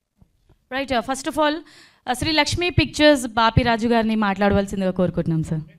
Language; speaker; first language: Telugu; native; Telugu